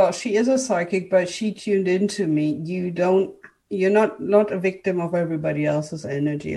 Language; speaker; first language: English; non-native, fluent; German